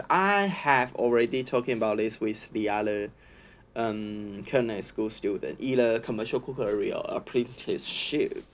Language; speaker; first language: English; non-native, learner; Chinese